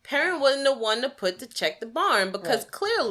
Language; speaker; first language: English; native; English